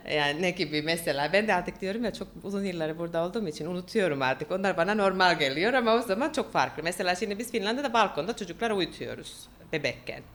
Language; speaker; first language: Turkish; non-native, fluent; Finnish